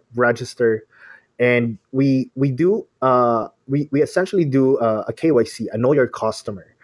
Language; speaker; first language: English; non-native, local second language; Filipino